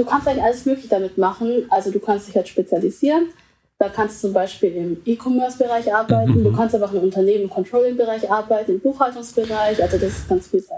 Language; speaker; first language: German; early bilingual, other home language; Vietnamese